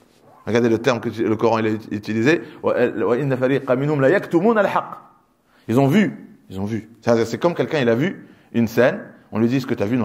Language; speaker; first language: French; native; French